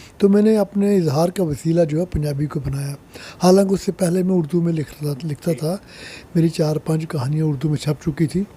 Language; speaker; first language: Hindi; non-native, local second language; Punjabi